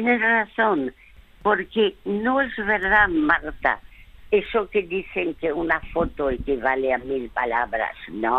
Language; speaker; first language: Spanish; early bilingual, other home language; French